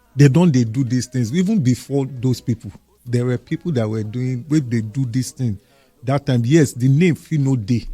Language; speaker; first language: Nigerian Pidgin; non-native, local second language; Yoruba